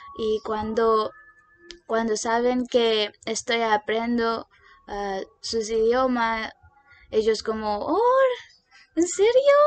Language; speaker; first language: Spanish; non-native, learner; Indonesian